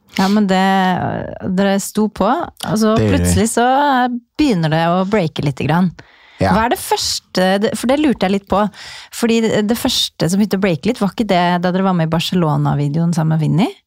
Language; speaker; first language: Norwegian; native; Norwegian